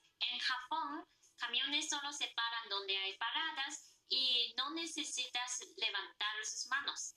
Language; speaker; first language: Spanish; non-native, fluent; Japanese